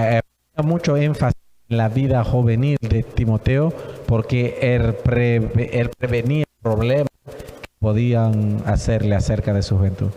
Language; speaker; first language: Spanish; non-native, fluent; Haitian Creole